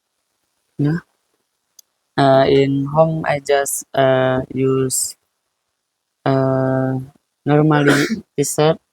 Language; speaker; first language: English; non-native, learner; Indonesian